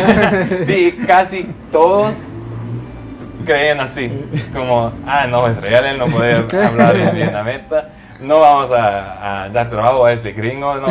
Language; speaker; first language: Spanish; non-native, fluent; English